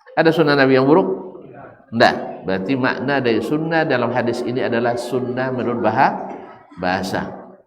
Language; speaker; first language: Malay; native; Malay